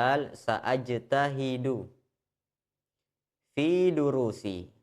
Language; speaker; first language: Arabic; non-native, fluent; Indonesian